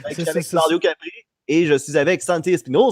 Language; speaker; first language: French; native; French